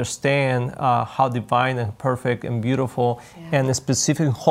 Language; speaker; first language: English; non-native, fluent; Spanish